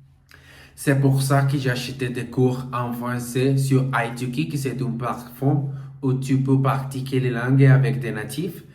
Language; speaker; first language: French; non-native, learner; Portuguese